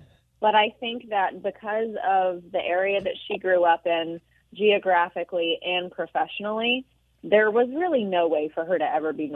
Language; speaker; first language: English; native; English